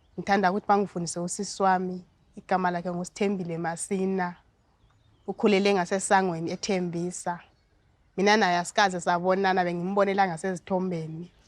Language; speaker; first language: Zulu; native; Zulu